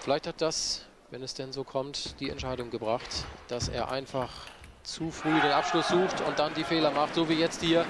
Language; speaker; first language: German; native; German